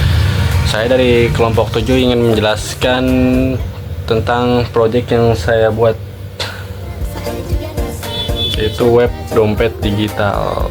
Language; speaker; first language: Indonesian; native; Indonesian